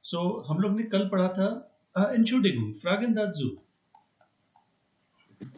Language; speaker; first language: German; non-native, learner; Hindi